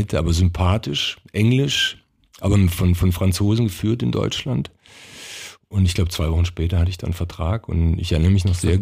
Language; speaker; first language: German; early bilingual, other home language; Croatian